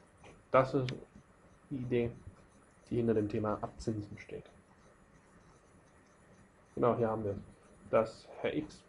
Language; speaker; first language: German; native; German